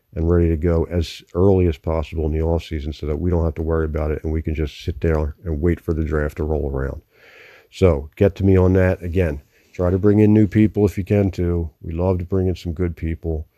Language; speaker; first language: English; native; English